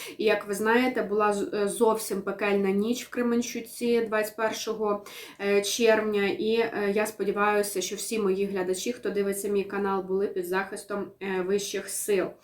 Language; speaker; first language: Ukrainian; non-native, local second language; Russian